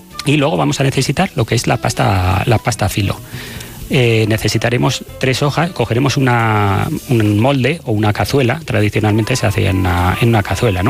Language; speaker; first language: Spanish; native; Spanish